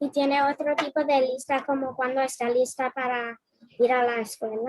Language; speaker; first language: Spanish; non-native, learner; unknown